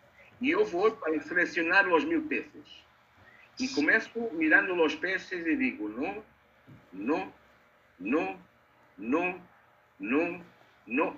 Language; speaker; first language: Spanish; non-native, learner; Portuguese